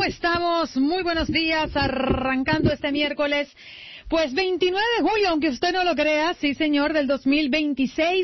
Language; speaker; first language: Spanish; native; Spanish